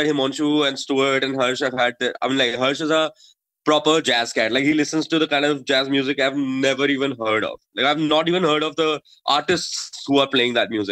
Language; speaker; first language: English; non-native, local second language; Hindi